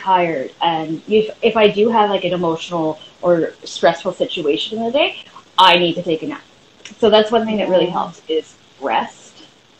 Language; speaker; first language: English; native; English